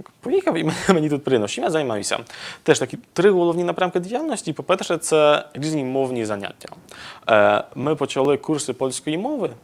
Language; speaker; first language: Ukrainian; non-native, fluent; Polish